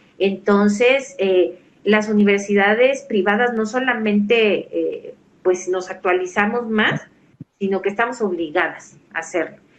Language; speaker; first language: Spanish; native; Spanish